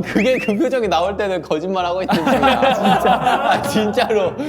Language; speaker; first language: Korean; native; Korean